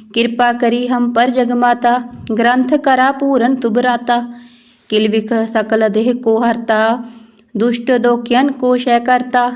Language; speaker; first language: Hindi; non-native, local second language; Punjabi